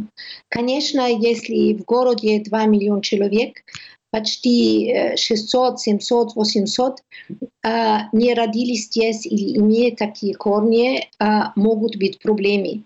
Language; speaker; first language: Russian; non-native, learner; German